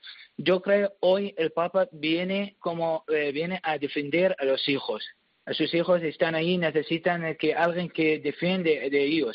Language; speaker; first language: Spanish; non-native, learner; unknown